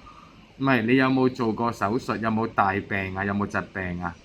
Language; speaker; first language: Cantonese; native; Cantonese